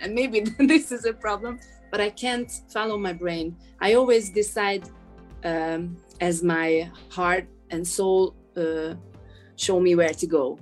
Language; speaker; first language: English; non-native, fluent; Hungarian